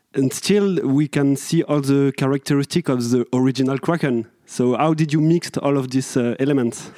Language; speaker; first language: English; non-native, fluent; French